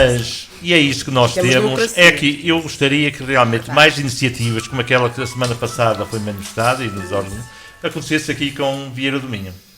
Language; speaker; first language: Portuguese; native; Portuguese